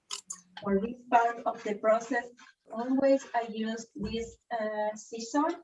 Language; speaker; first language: English; non-native, learner; Spanish